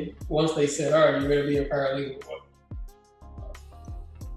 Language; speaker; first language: English; non-native, fluent; Spanish